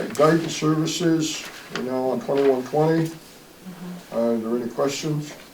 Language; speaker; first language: English; native; English